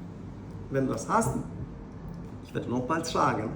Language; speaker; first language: German; non-native, learner; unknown